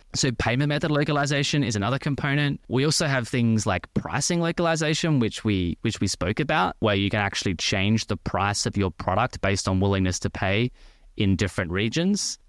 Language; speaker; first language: English; native; English